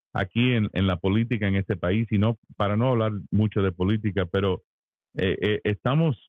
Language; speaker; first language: Spanish; early bilingual, heritage; Spanish